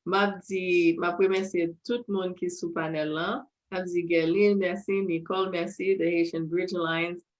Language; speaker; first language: French; non-native, local second language; Haitian Creole